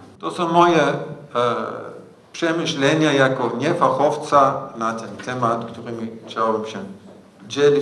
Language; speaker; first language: Polish; non-native, fluent; German